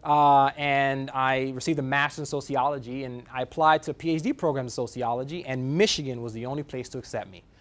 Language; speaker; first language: English; native; English